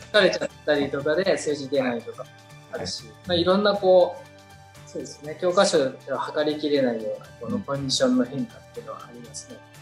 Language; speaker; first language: Japanese; native; Japanese